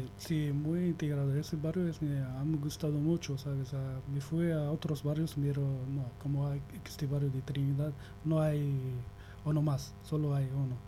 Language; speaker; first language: Spanish; non-native, learner; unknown